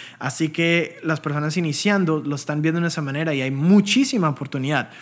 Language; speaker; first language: Spanish; early bilingual, heritage; Spanish